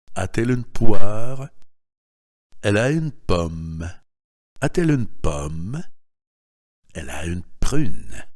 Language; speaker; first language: French; non-native, fluent; Russian